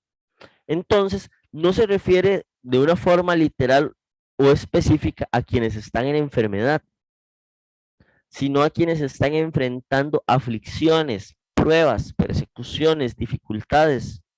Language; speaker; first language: Spanish; native; Spanish